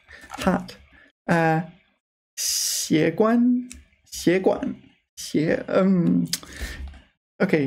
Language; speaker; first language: Chinese; non-native, learner; English